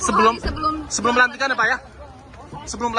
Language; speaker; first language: Indonesian; native; Indonesian